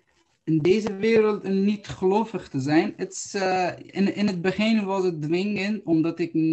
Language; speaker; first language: Dutch; non-native, learner; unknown